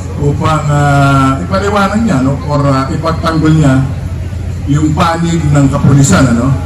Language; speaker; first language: Filipino; native; Filipino